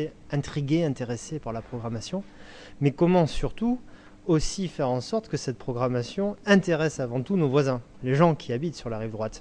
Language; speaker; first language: French; native; French